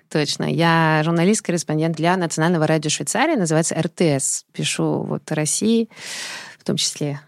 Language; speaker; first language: Russian; non-native, fluent; French